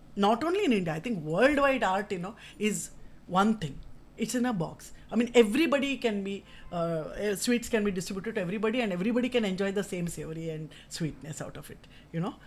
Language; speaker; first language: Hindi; non-native, local second language; Kannada